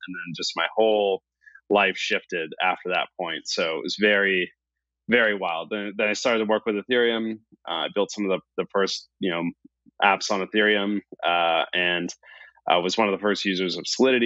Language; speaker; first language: English; native; English